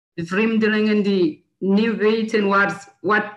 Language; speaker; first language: Dutch; non-native, fluent; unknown